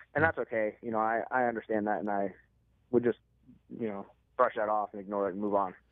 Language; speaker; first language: English; native; English